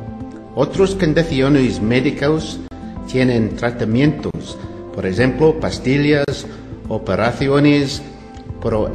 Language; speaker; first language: Spanish; non-native, learner; English